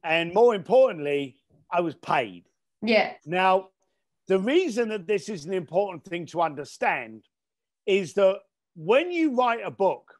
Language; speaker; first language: English; native; English